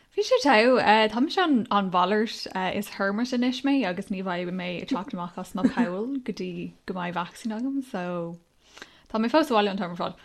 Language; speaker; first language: Irish; non-native, local second language; English